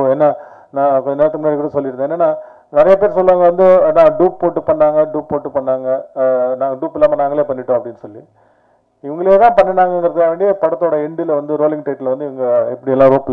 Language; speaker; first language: Tamil; native; Tamil